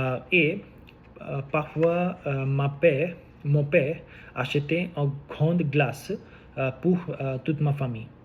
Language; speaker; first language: French; non-native, learner; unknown